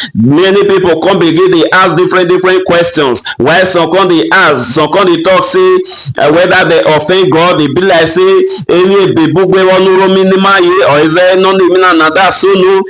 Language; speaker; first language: Nigerian Pidgin; non-native, local second language; Esan